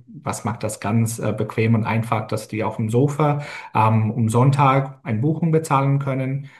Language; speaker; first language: German; non-native, fluent; English